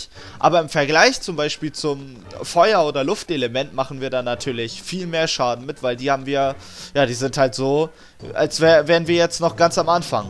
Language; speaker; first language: German; native; German